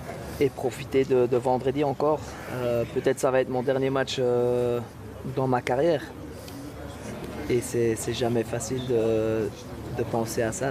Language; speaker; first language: French; non-native, local second language; Dutch